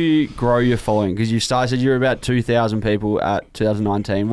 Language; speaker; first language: English; native; English